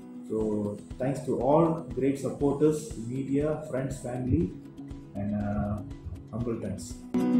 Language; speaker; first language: English; non-native, local second language; Tamil